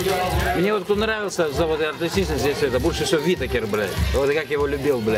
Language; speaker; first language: Russian; native; Russian